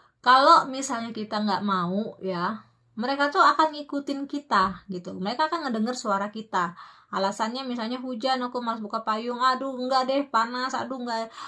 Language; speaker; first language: Indonesian; native; Indonesian